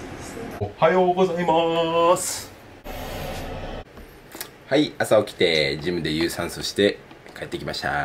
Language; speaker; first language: Japanese; native; Japanese